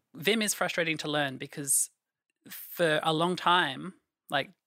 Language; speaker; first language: English; native; English